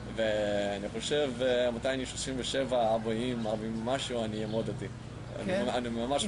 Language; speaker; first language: Hebrew; non-native, learner; English